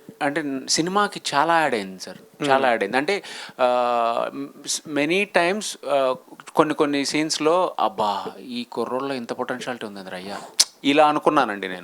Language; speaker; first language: Telugu; native; Telugu